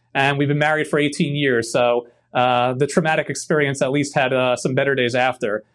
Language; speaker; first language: English; native; English